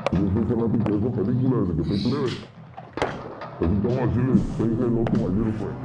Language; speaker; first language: Spanish; native; Spanish